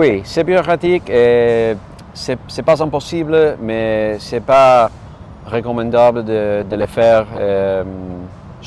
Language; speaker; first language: French; non-native, learner; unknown